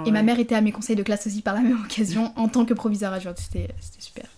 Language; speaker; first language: French; native; French